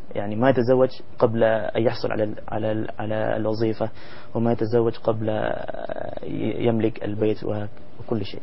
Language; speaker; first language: Arabic; non-native, fluent; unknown